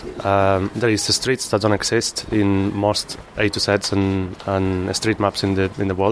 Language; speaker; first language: English; non-native, fluent; Spanish